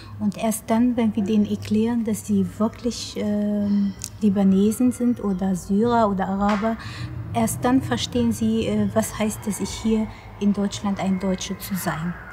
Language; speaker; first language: German; non-native, fluent; Arabic